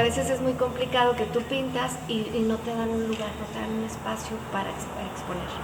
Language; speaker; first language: Spanish; native; Spanish